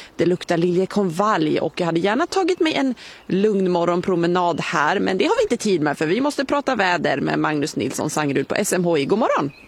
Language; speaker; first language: Swedish; native; Swedish